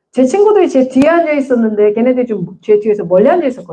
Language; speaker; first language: Korean; native; Korean